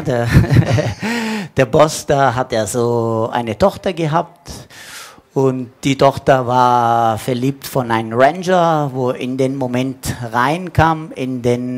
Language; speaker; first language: German; non-native, fluent; Italian